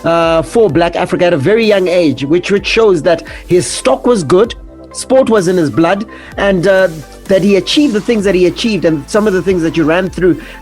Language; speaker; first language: English; native; English